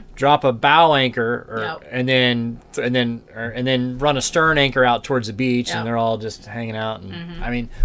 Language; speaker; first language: English; native; English